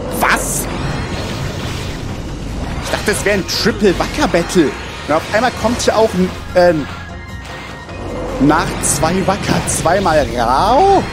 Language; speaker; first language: German; native; German